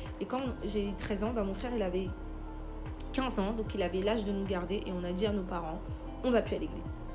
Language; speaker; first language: French; early bilingual, other home language; Lingala